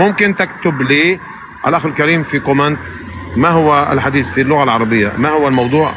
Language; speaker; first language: Arabic; non-native, learner; Indonesian